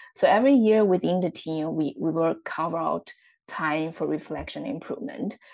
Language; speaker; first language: English; non-native, fluent; Chinese